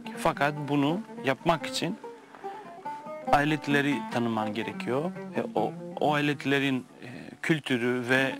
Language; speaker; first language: Turkish; non-native, fluent; Greek